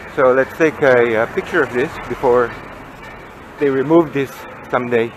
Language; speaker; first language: English; non-native, local second language; Filipino